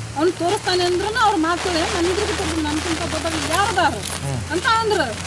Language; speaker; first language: Kannada; non-native, local second language; Lambadi